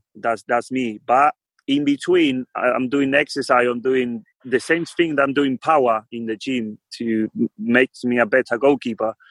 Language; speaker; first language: English; non-native, fluent; Spanish